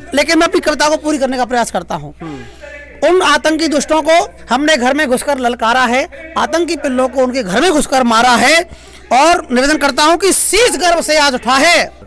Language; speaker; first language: Hindi; native; Hindi